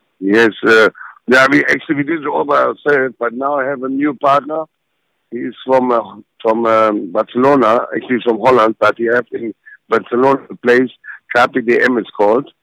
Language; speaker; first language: English; non-native, fluent; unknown